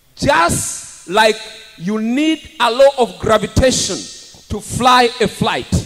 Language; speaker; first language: English; non-native, local second language; Swahili